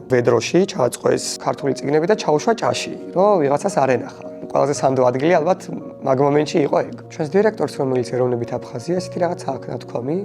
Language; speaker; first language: Georgian; non-native, local second language; Mingrelian